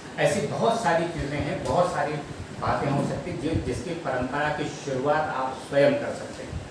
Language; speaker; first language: Hindi; native; Hindi